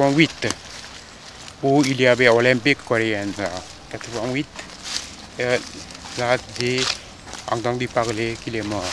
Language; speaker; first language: French; non-native, fluent; Korean